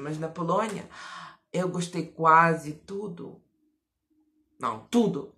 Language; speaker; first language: Portuguese; non-native, fluent; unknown